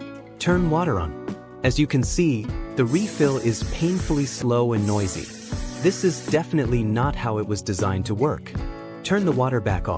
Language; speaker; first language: English; native; English